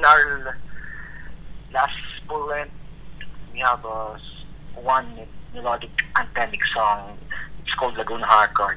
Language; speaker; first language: English; non-native, local second language; Filipino